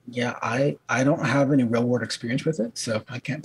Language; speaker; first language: English; native; English